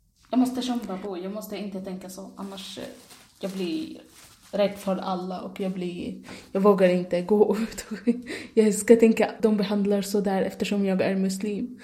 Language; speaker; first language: Swedish; non-native, fluent; Arabic